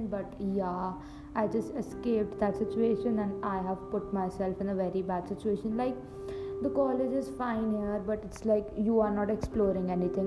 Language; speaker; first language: English; non-native, local second language; Punjabi